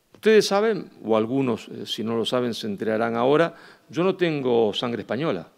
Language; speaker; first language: Spanish; native; Spanish